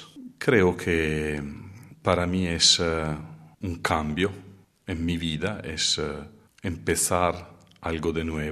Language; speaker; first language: Spanish; non-native, fluent; Italian